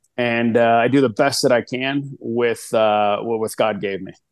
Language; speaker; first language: English; early bilingual, other home language; Spanish